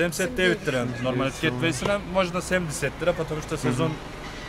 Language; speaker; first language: Russian; non-native, learner; Turkish